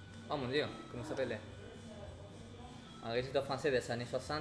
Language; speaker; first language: French; non-native, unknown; Spanish